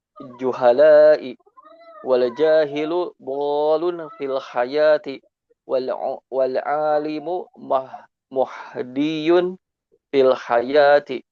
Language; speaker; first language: Arabic; non-native, learner; Indonesian